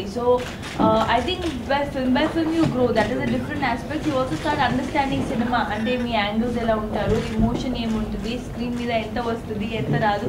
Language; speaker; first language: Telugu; non-native, local second language; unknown